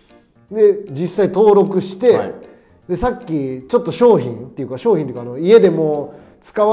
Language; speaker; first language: Japanese; native; Japanese